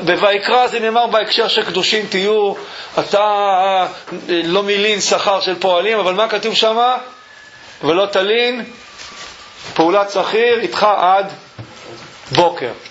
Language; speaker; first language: Hebrew; early bilingual, other home language; English